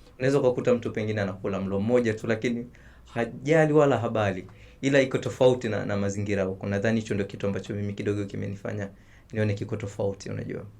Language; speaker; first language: Swahili; native; Swahili